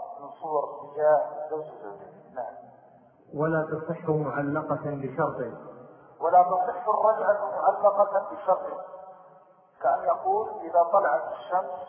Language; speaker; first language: Arabic; native; Arabic